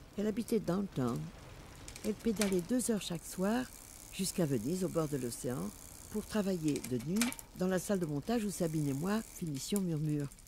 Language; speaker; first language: French; native; French